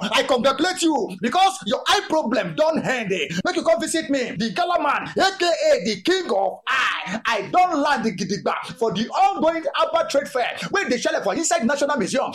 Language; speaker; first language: Nigerian Pidgin; non-native, local second language; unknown